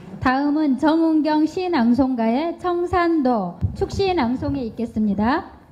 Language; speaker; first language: Korean; native; Korean